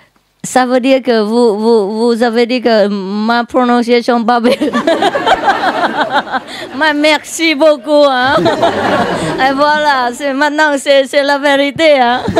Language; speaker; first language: French; non-native, learner; Vietnamese